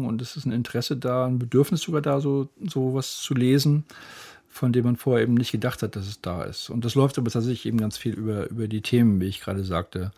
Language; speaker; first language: German; native; German